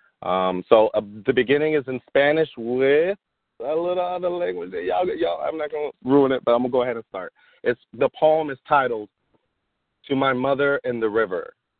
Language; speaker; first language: English; early bilingual, other home language; Spanish